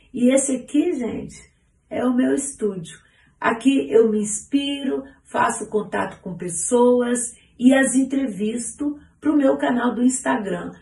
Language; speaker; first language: Portuguese; native; Portuguese